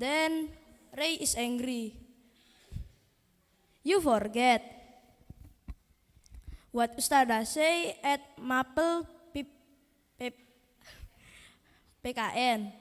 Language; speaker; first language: English; non-native, learner; Indonesian